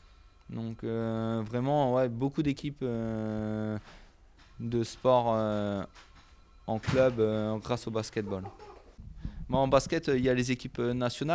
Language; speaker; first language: French; native; French